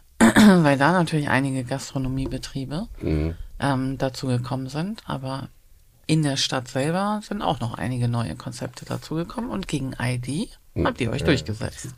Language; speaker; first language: German; native; German